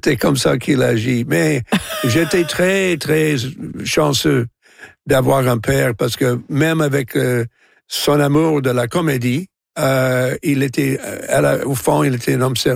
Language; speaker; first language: French; non-native, local second language; English